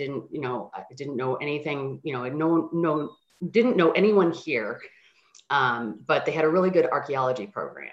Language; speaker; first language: English; native; English